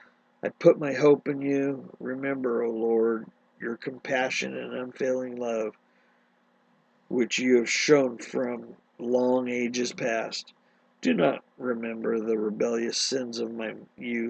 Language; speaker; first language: English; native; English